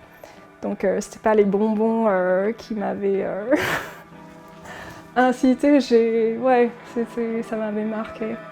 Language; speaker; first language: French; early bilingual, heritage; English